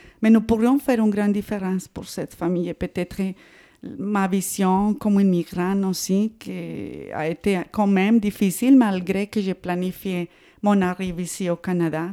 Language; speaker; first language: French; non-native, fluent; Spanish